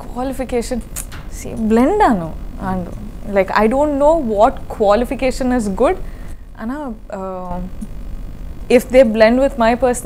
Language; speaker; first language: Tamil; non-native, learner; Kodava